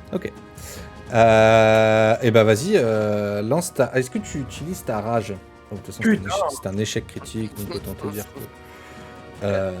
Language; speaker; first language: French; native; French